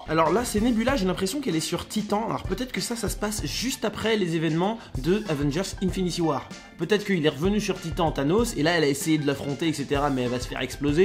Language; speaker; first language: French; native; French